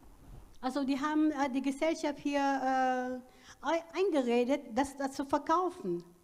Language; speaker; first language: German; non-native, learner; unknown